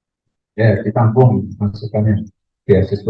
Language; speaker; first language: Indonesian; native; Indonesian